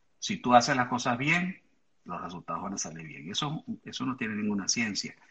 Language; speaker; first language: Spanish; native; Spanish